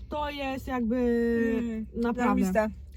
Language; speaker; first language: Polish; native; Polish